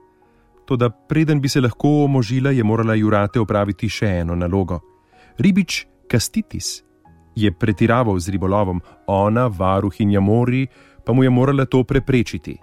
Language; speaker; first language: Slovenian; native; Slovenian